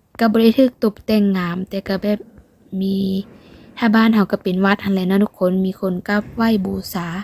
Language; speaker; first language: Thai; non-native, local second language; Northeastern Thai